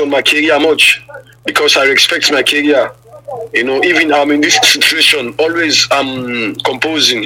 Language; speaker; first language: English; non-native, local second language; Krio